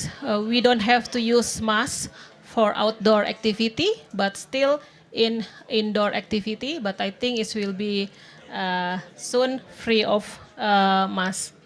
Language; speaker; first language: English; non-native, fluent; Indonesian